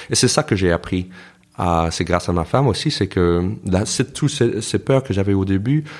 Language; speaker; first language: French; non-native, fluent; English